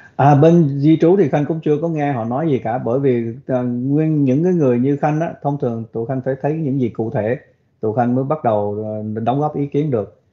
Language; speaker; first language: Vietnamese; early bilingual, other home language; English